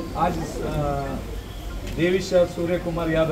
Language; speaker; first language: Hindi; non-native, local second language; Kannada